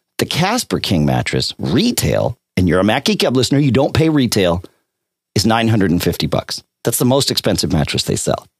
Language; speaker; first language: English; native; English